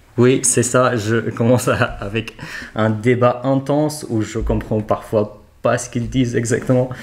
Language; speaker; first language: French; non-native, fluent; Arabic